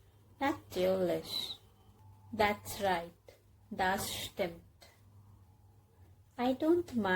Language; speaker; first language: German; non-native, learner; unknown